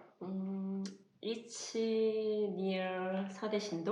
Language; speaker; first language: English; non-native, learner; Korean